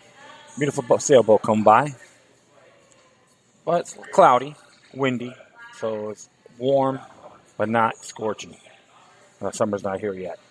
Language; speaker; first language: English; native; English